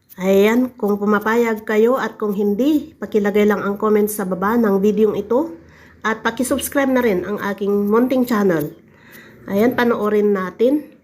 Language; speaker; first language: Filipino; native; Filipino